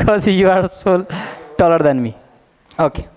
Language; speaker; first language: English; non-native, fluent; Hindi